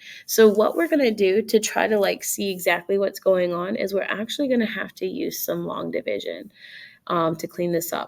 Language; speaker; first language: English; native; English